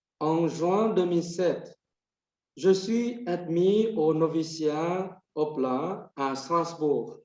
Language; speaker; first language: French; non-native, fluent; Vietnamese